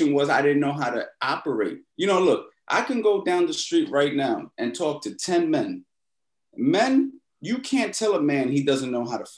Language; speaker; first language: English; native; English